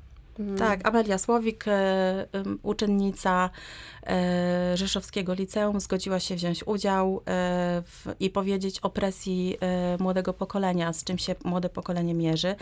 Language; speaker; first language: Polish; native; Polish